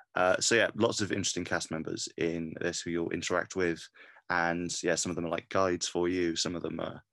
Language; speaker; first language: English; native; English